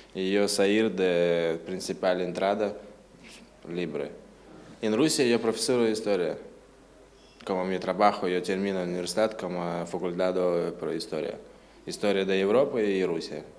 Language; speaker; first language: Spanish; non-native, learner; Russian